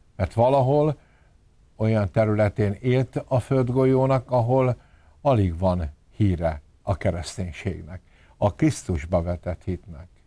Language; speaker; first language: Hungarian; native; Hungarian